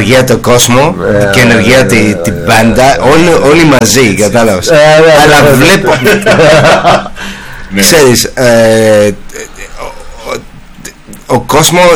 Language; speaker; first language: Greek; non-native, learner; English